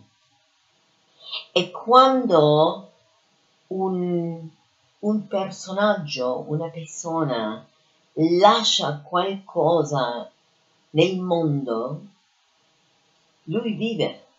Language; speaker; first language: Italian; non-native, fluent; English